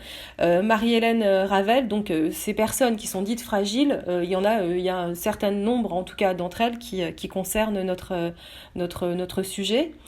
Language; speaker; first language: French; native; French